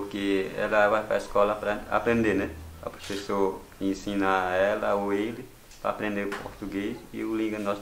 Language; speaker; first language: Portuguese; non-native, local second language; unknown